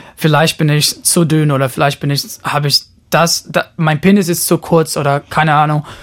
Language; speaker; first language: German; non-native, fluent; Portuguese